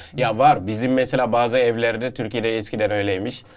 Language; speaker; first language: Turkish; native; Turkish